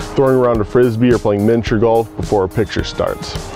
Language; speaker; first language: English; native; English